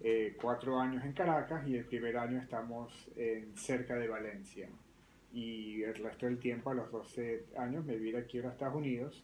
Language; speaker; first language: Spanish; early bilingual, other home language; French